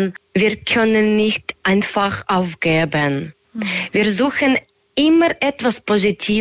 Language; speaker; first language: German; non-native, learner; Ukrainian